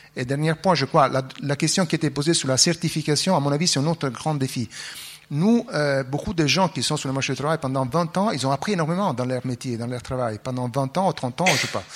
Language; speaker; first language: French; non-native, fluent; Italian